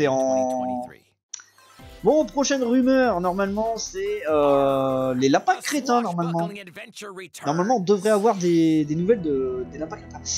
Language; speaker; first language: French; native; French